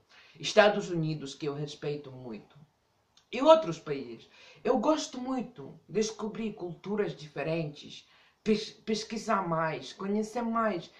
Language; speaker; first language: Portuguese; non-native, fluent; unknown